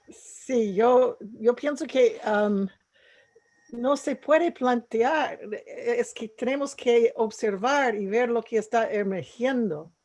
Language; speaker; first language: Spanish; non-native, fluent; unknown